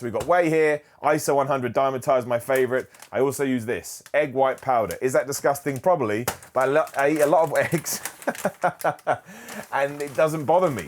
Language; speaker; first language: English; native; English